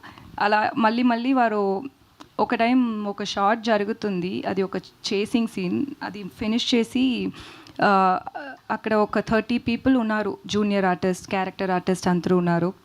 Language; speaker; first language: Telugu; non-native, learner; Tamil